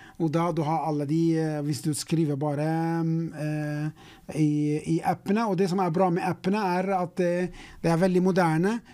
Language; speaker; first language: Norwegian; non-native, fluent; English